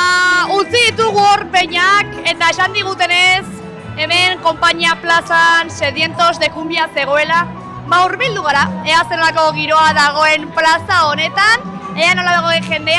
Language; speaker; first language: Basque; native; Basque